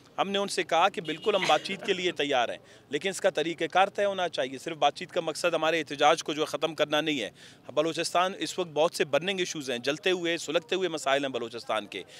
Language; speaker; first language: Urdu; non-native, local second language; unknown